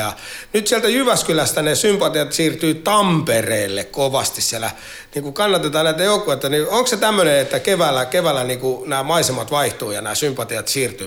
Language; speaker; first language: Finnish; native; Finnish